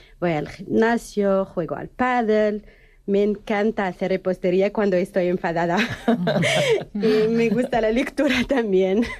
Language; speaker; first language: Spanish; non-native, fluent; Arabic